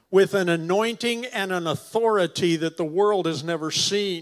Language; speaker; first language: English; native; English